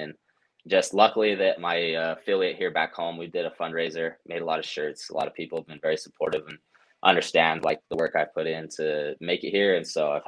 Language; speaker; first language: English; native; English